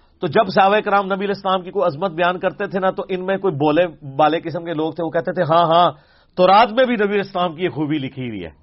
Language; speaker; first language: Urdu; non-native, local second language; Punjabi